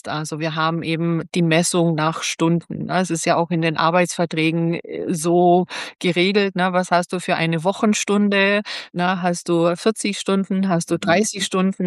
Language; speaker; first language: German; native; German